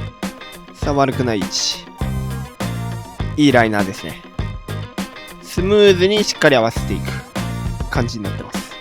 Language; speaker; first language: Japanese; native; Japanese